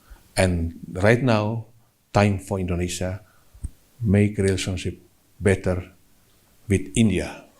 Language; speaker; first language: English; non-native, learner; Indonesian